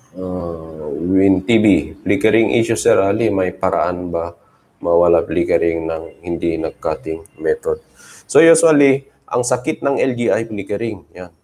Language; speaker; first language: Filipino; native; Filipino